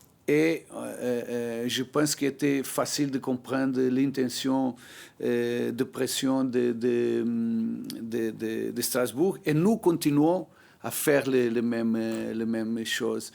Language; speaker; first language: French; non-native, learner; Portuguese